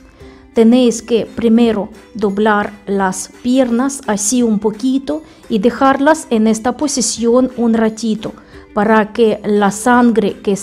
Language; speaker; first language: Spanish; non-native, fluent; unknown